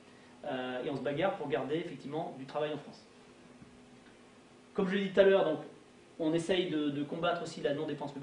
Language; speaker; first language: French; native; French